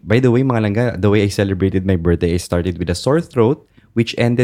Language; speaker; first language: English; non-native, local second language; Filipino